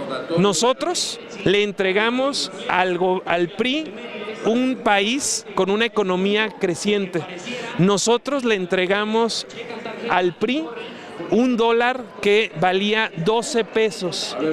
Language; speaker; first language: Spanish; native; Spanish